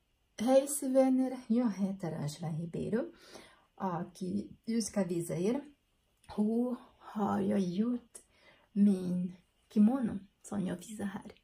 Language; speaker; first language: Swedish; non-native, learner; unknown